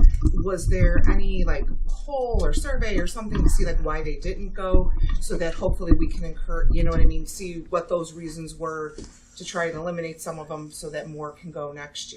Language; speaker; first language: English; native; English